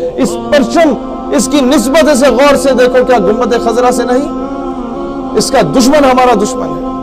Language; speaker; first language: Urdu; non-native, local second language; Punjabi